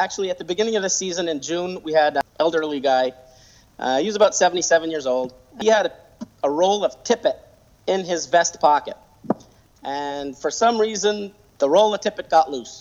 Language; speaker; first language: English; native; English